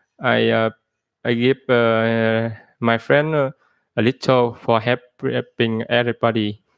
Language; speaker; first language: English; non-native, learner; Vietnamese